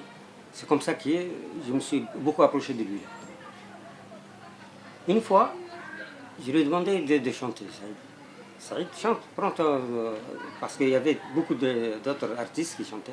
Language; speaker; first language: French; non-native, local second language; Somali